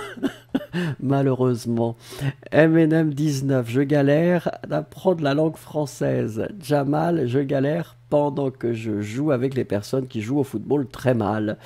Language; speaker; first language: French; native; French